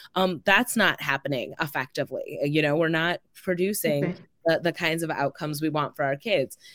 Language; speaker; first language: English; native; English